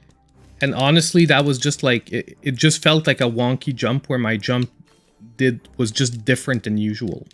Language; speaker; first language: English; native; English